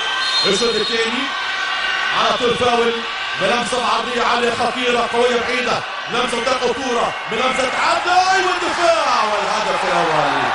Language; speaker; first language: Arabic; native; Arabic